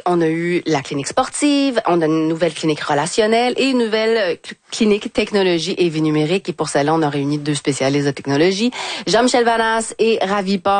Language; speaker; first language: French; native; French